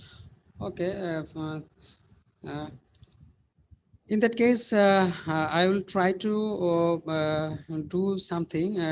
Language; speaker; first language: English; non-native, learner; Bangla